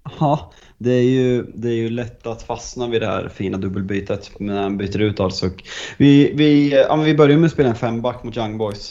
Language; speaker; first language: Swedish; native; Swedish